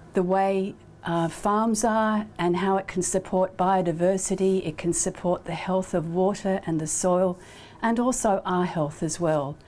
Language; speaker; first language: English; native; English